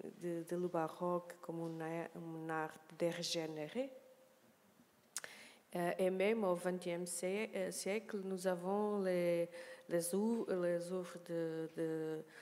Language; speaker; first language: French; non-native, learner; Portuguese